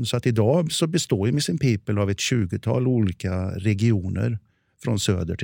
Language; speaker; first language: Swedish; native; Swedish